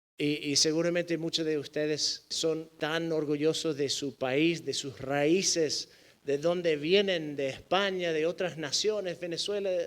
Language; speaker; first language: Spanish; non-native, fluent; English